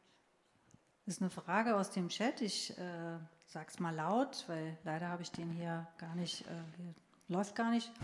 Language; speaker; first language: German; native; German